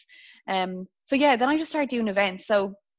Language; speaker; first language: English; native; English